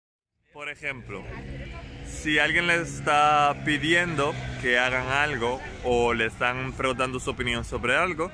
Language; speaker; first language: Spanish; non-native, fluent; German